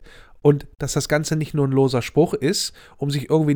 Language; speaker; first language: German; native; German